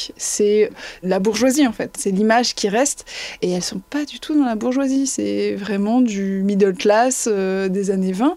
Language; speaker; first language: French; native; French